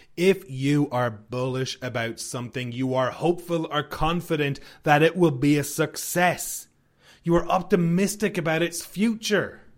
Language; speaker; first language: English; native; English